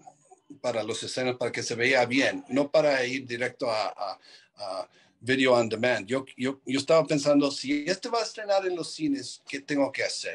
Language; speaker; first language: Spanish; non-native, fluent; English